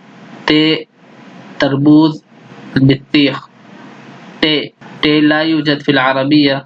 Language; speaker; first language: Arabic; non-native, fluent; Urdu